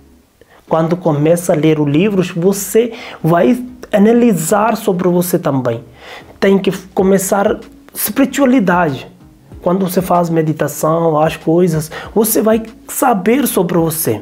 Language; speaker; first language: Portuguese; non-native, learner; Hindi